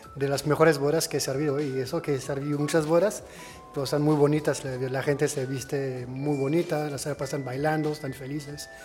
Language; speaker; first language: Spanish; non-native, fluent; French